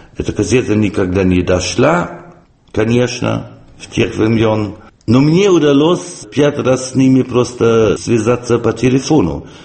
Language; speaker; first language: Russian; non-native, fluent; German